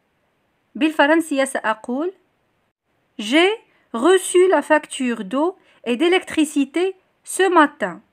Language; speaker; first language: French; non-native, local second language; Arabic